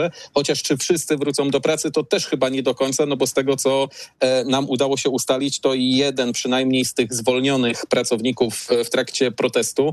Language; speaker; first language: Polish; native; Polish